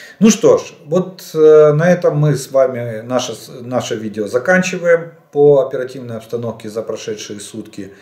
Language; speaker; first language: Russian; native; Russian